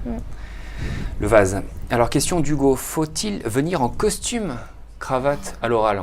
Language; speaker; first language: French; native; French